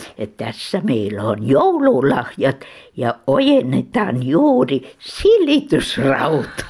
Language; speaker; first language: Finnish; native; Finnish